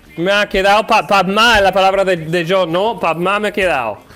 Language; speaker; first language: Spanish; non-native, fluent; English